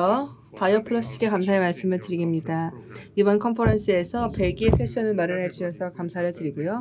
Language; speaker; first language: Korean; native; Korean